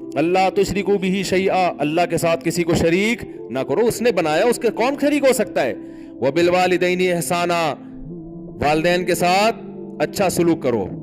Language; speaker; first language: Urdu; native; Urdu